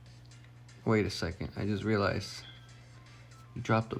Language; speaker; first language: English; native; English